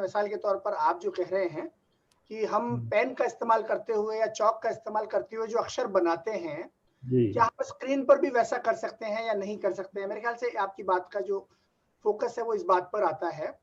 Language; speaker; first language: Hindi; native; Hindi